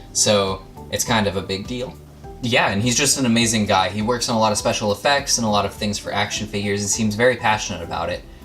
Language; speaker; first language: English; native; English